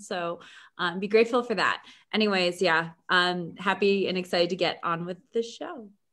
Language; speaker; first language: English; native; English